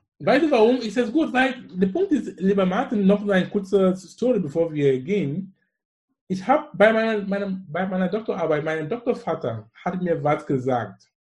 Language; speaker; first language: German; non-native, fluent; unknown